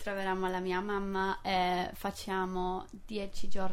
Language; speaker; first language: Italian; non-native, fluent; English